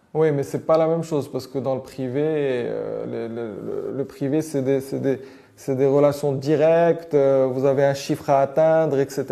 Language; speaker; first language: French; non-native, local second language; Arabic